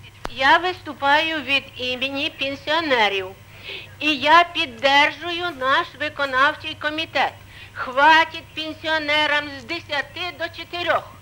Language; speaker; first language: Ukrainian; native; Ukrainian